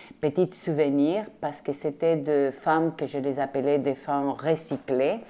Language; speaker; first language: French; non-native, fluent; Spanish